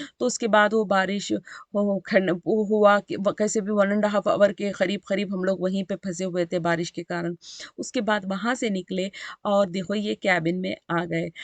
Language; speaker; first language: Hindi; non-native, local second language; Urdu